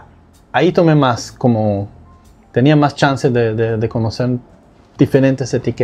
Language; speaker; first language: Spanish; non-native, fluent; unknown